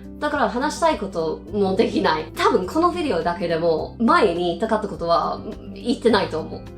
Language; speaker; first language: Japanese; non-native, learner; English